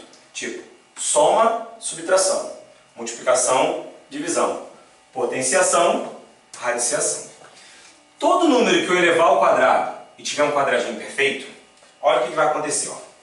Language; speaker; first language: Portuguese; native; Portuguese